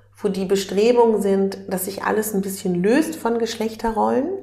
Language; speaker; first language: German; native; German